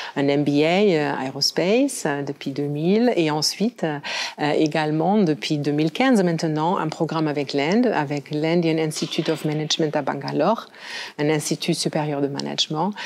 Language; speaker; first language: French; non-native, fluent; German